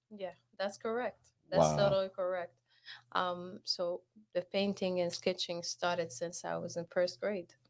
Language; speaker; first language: English; non-native, fluent; Arabic